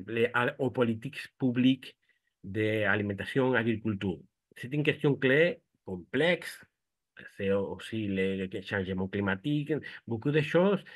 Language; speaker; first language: French; non-native, fluent; Spanish